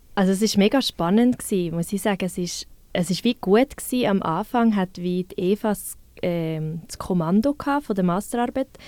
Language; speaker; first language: German; native; German